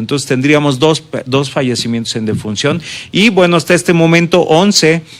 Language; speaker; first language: Spanish; native; Spanish